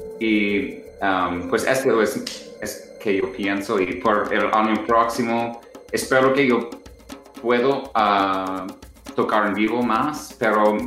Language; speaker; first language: Spanish; non-native, learner; English